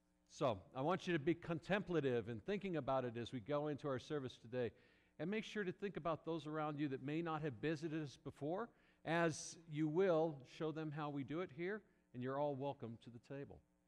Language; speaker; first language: English; native; English